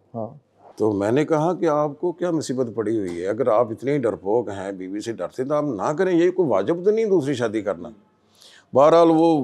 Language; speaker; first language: Urdu; native; Urdu